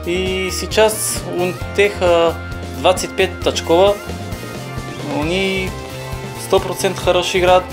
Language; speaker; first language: Russian; non-native, learner; Bulgarian